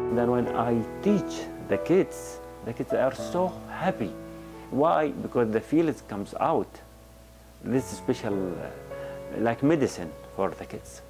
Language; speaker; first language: English; non-native, learner; Arabic